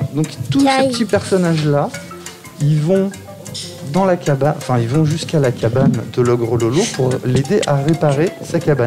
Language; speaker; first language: French; native; French